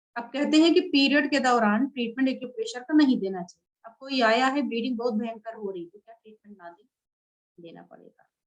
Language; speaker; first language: Hindi; native; Hindi